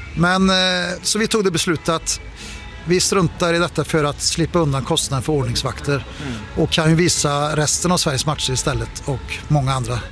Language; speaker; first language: Swedish; native; Swedish